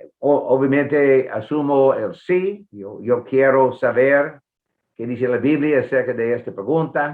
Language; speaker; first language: Spanish; non-native, fluent; English